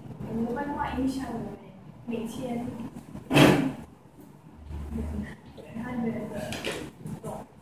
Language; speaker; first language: Chinese; non-native, learner; English